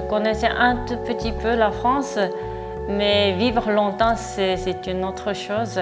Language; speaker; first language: French; non-native, fluent; Japanese